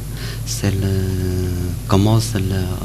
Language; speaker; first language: French; non-native, learner; Chinese